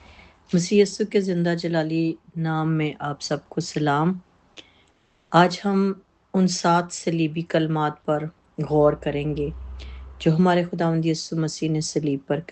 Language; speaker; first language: Urdu; native; Urdu